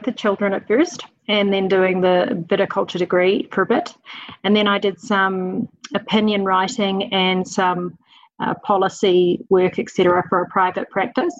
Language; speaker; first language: English; native; English